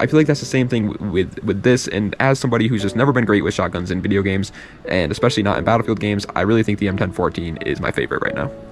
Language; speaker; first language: English; native; English